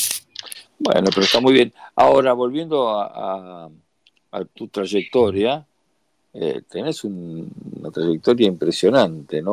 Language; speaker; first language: Spanish; native; Spanish